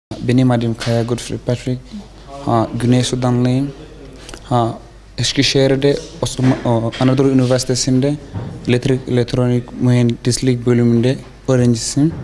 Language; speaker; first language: Turkish; non-native, learner; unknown